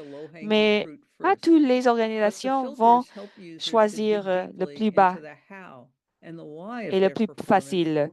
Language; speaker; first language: French; non-native, fluent; English